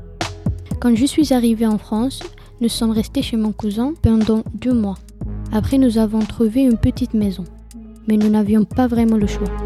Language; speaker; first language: French; non-native, learner; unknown